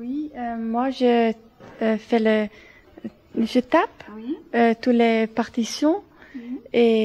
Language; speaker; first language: French; non-native, fluent; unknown